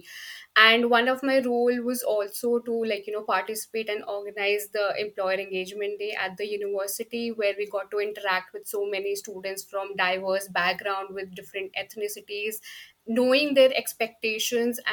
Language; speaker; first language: English; non-native, local second language; Hindi